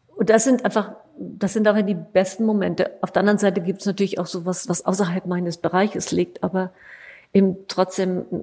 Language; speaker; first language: German; native; German